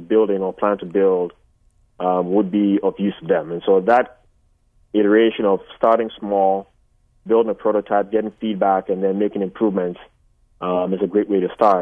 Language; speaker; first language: English; non-native, local second language; Akan